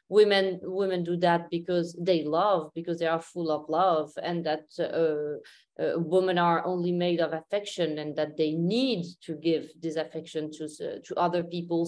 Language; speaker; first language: English; non-native, fluent; Arabic